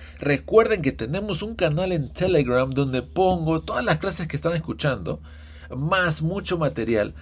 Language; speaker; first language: Spanish; early bilingual, heritage; Spanish